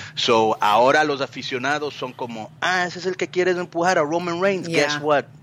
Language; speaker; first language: Spanish; early bilingual, heritage; Spanish